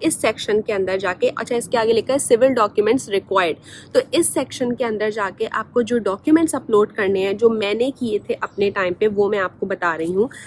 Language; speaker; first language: Urdu; native; Urdu